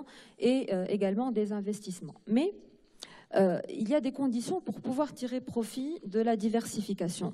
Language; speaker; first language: French; non-native, local second language; Arabic